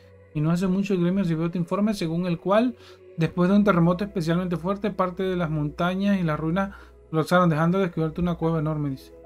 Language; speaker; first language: Spanish; native; Spanish